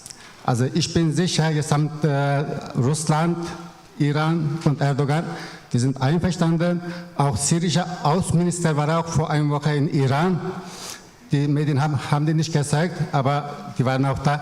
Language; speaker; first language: German; non-native, learner; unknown